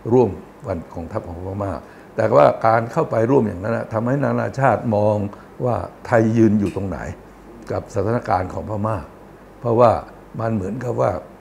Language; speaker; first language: Thai; native; Thai